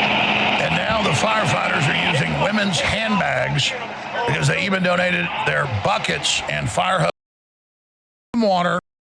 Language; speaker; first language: English; native; English